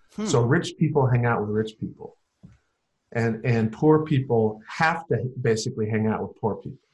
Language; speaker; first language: English; native; English